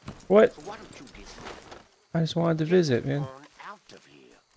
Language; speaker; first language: English; native; English